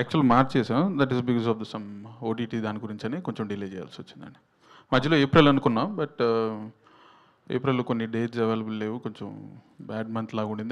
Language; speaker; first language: Telugu; native; Telugu